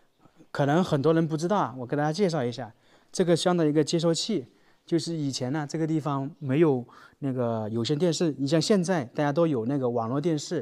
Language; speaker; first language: Chinese; native; Chinese